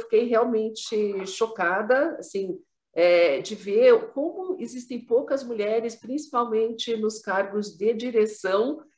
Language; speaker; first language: Portuguese; native; Portuguese